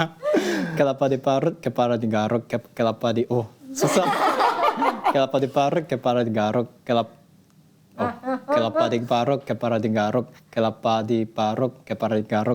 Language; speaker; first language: Indonesian; non-native, fluent; Japanese